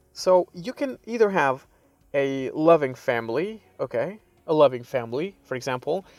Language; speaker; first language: English; non-native, fluent; Persian